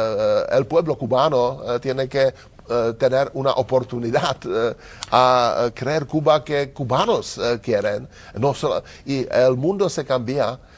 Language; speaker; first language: Spanish; non-native, learner; Czech